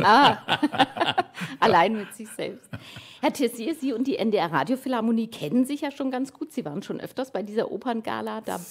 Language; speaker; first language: German; native; German